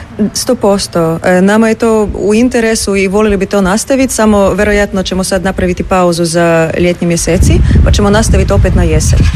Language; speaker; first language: Serbian; non-native, fluent; Russian